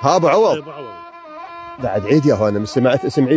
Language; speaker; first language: Arabic; native; Arabic